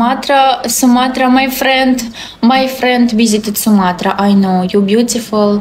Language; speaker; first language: English; non-native, learner; Russian